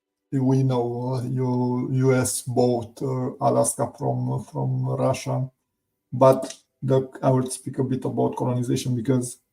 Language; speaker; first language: English; non-native, learner; Romanian